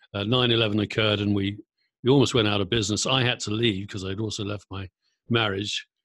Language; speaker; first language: English; native; English